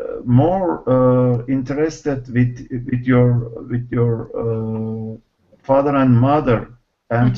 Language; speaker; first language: English; non-native, learner; Turkish